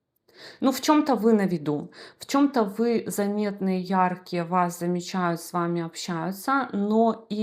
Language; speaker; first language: Russian; native; Russian